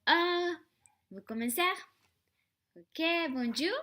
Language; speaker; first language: French; non-native, learner; Spanish